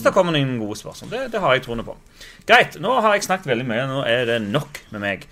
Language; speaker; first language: Norwegian; native; Norwegian